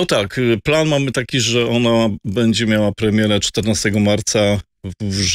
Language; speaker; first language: Polish; native; Polish